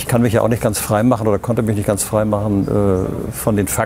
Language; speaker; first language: German; native; German